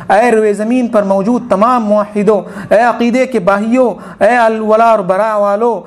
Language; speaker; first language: Urdu; native; Urdu